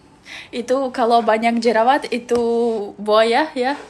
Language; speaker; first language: Indonesian; non-native, learner; Russian